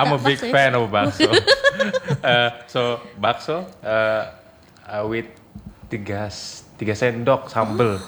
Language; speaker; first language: English; non-native, learner; Indonesian